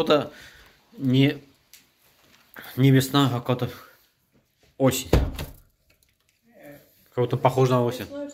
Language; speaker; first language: Russian; non-native, local second language; Azerbaijani